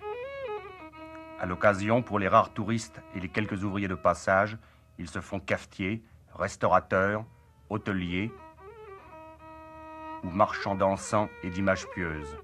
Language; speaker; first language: French; native; French